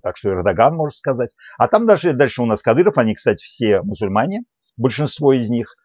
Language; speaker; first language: Russian; native; Russian